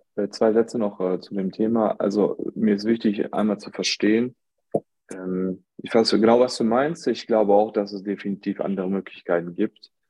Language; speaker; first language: German; early bilingual, other home language; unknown